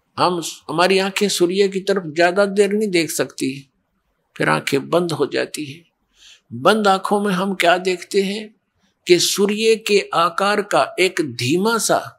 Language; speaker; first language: Hindi; native; Hindi